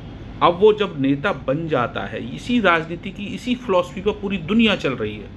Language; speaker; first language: Hindi; native; Hindi